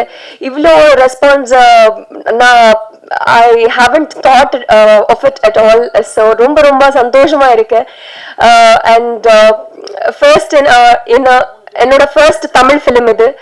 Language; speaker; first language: Tamil; non-native, learner; Telugu